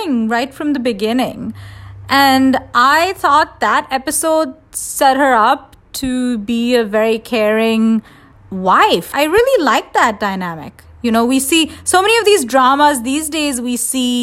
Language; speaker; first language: English; non-native, local second language; Hindi